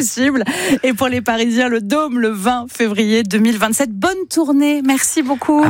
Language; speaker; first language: French; native; French